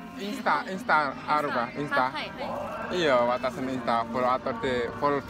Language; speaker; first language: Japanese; non-native, learner; Javanese